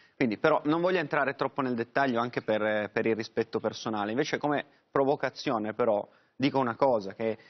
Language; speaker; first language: Italian; native; Italian